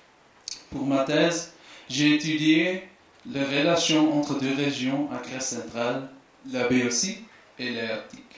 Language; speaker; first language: French; non-native, fluent; Dutch